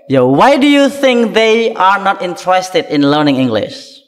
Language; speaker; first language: English; non-native, fluent; Indonesian